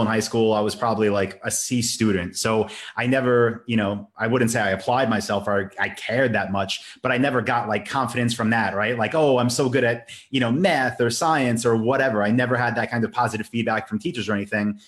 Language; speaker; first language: English; native; English